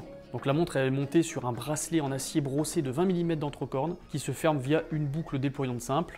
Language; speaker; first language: French; native; French